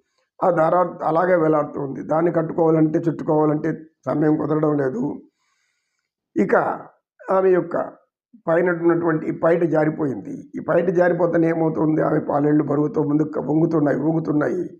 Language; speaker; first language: Telugu; native; Telugu